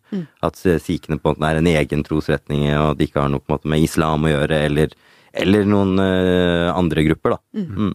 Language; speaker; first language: Norwegian; early bilingual, other home language; Punjabi